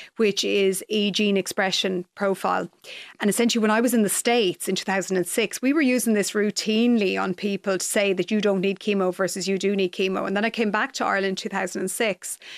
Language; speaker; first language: English; native; English